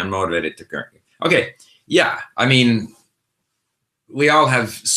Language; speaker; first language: English; non-native, fluent; Swedish